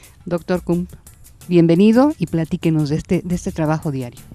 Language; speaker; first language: Spanish; native; Spanish